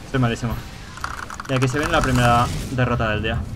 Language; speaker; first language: Spanish; native; Spanish